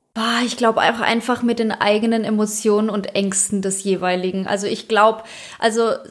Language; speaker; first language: German; early bilingual, other home language; Polish